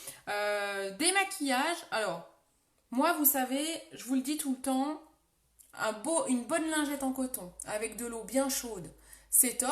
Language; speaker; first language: French; native; French